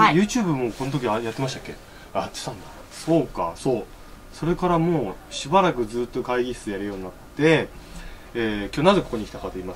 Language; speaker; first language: Japanese; native; Japanese